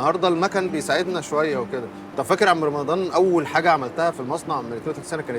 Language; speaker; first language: Arabic; native; Arabic